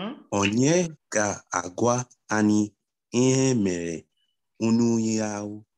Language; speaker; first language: Igbo; early bilingual, heritage; Igbo